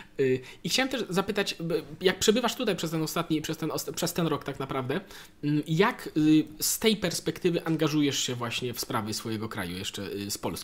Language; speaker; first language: Polish; native; Polish